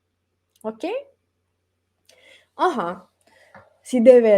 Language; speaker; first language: Spanish; non-native, fluent; Russian